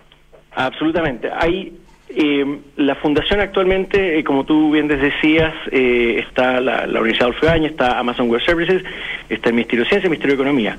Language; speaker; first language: Spanish; native; Spanish